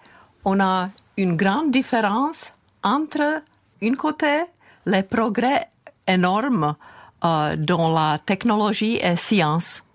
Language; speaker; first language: French; non-native, fluent; Czech